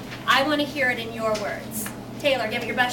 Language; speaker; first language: English; native; English